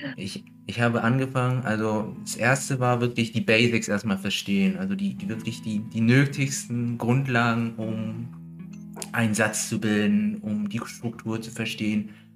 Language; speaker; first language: German; native; German